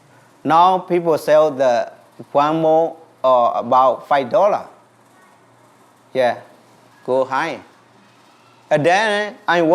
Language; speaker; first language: English; non-native, learner; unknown